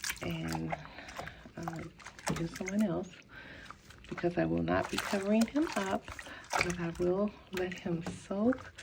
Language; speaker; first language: English; native; English